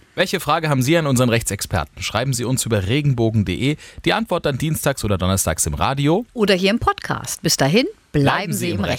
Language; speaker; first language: German; native; German